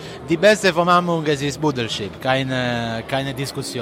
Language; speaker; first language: German; non-native, learner; Italian